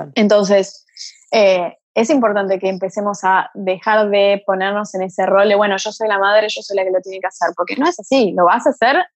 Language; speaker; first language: Spanish; early bilingual, other home language; Portuguese